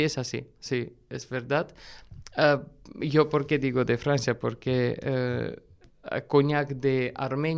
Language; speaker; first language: Spanish; non-native, fluent; Armenian